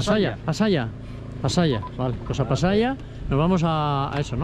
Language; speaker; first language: Spanish; native; Spanish